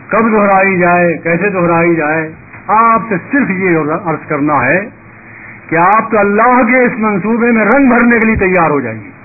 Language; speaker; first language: Urdu; native; Urdu